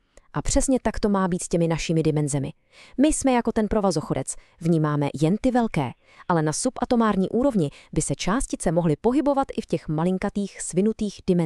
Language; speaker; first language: Czech; native; Czech